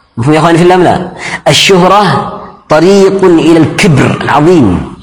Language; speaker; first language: Malay; non-native, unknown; Arabic